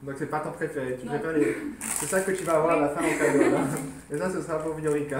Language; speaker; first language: French; native; French